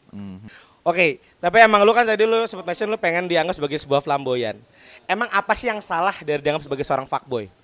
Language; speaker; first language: Indonesian; native; Indonesian